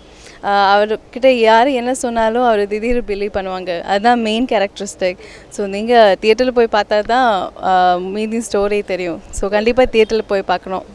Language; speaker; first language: Tamil; non-native, learner; Malayalam